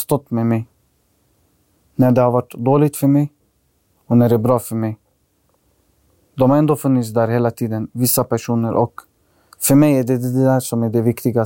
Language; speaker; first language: Swedish; early bilingual, other home language; Arabic